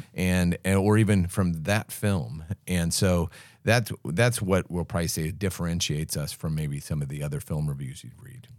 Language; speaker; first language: English; native; English